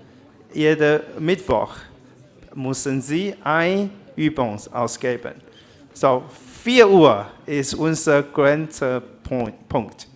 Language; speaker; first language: German; non-native, learner; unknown